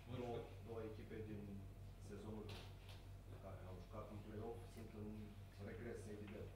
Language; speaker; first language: Romanian; native; Romanian